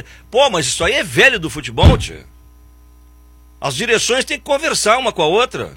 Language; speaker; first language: Portuguese; native; Portuguese